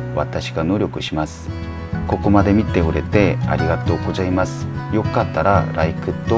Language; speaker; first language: Japanese; non-native, learner; Korean